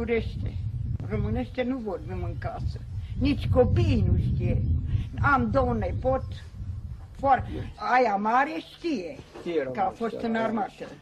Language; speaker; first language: Romanian; non-native, local second language; Hungarian